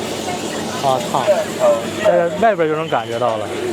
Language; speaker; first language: Chinese; native; Chinese